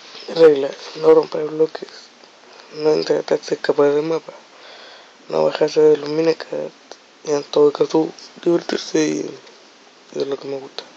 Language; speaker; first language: Spanish; native; Spanish